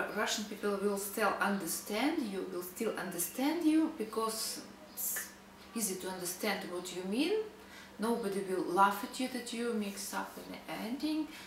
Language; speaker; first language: English; non-native, fluent; Russian